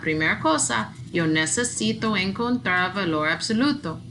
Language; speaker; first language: Spanish; non-native, learner; English